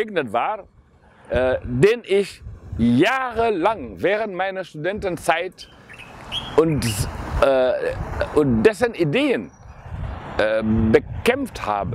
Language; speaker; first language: German; non-native, fluent; Wolof